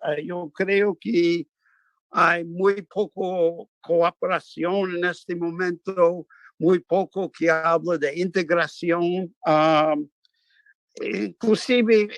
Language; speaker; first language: Spanish; non-native, fluent; English